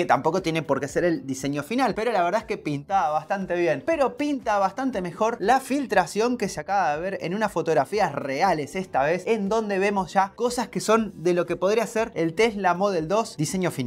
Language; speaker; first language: Spanish; native; Spanish